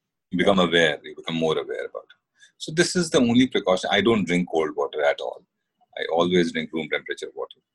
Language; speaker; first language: English; non-native, local second language; Hindi